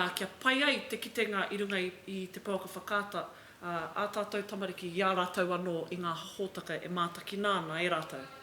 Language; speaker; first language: Māori; non-native, local second language; English